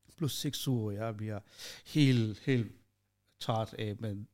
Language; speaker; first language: Danish; non-native, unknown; Urdu